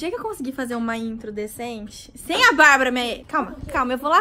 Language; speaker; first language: Portuguese; native; Portuguese